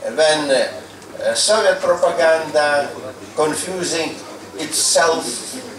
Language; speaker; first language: English; non-native, fluent; Lithuanian